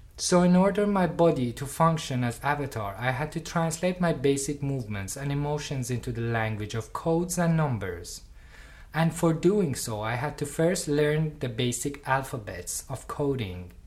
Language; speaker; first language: English; non-native, fluent; Persian